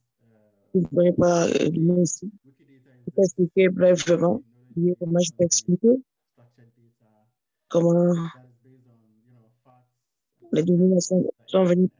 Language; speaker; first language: French; non-native, learner; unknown